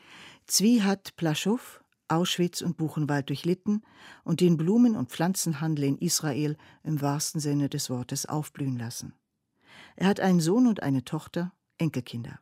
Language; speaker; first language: German; native; German